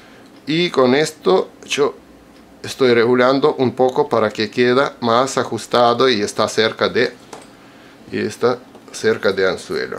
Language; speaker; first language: Spanish; non-native, fluent; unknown